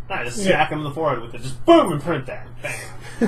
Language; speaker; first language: English; native; English